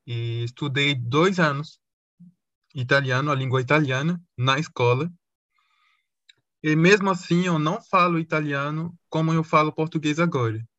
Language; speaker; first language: Portuguese; non-native, fluent; Arabic